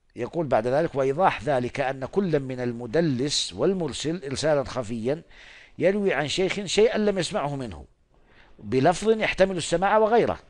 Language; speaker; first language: Arabic; non-native, fluent; Oromo